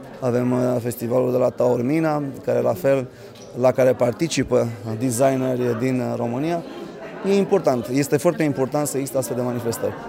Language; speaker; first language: Romanian; native; Romanian